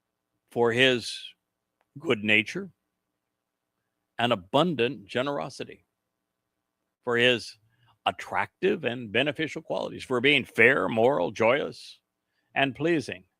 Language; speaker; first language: English; native; English